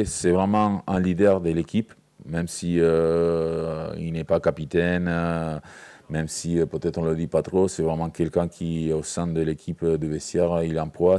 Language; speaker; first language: French; native; French